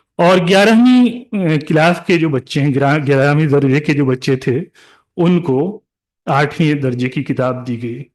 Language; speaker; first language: Urdu; native; Urdu